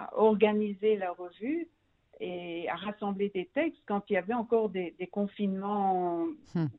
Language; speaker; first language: French; native; French